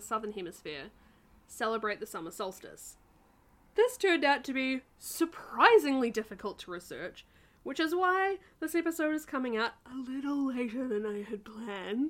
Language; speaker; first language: English; native; English